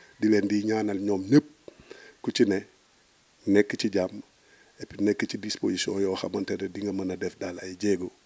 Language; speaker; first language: Wolof; non-native, local second language; Serer